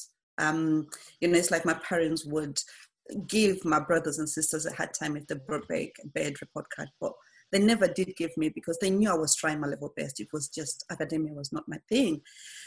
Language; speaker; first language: English; non-native, local second language; Shona